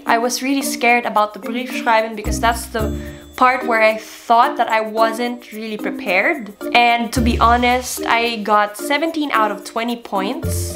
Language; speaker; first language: English; non-native, local second language; Filipino